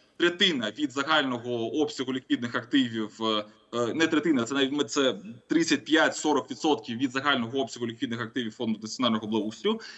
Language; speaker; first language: Ukrainian; non-native, local second language; Russian